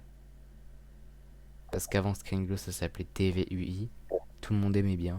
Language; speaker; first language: French; native; French